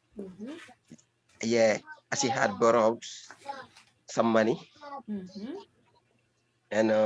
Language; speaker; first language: English; non-native, learner; French